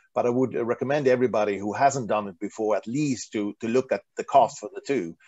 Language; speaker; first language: English; non-native, fluent; Swedish